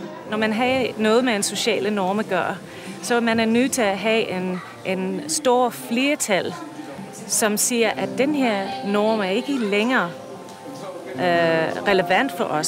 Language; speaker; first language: Danish; non-native, fluent; English